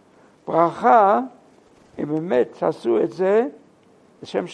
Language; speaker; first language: Hebrew; non-native, fluent; English